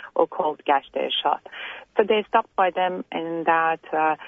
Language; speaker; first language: English; non-native, fluent; Persian